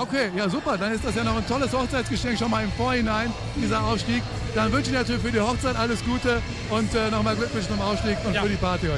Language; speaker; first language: German; native; German